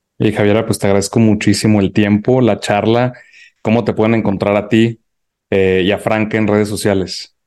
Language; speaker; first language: Spanish; native; Spanish